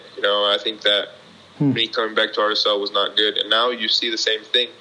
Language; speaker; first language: English; native; English